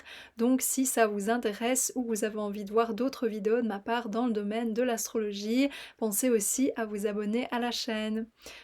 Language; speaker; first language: French; native; French